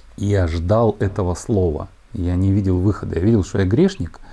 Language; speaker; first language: Russian; native; Russian